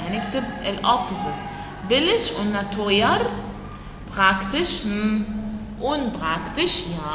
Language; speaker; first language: German; non-native, fluent; Arabic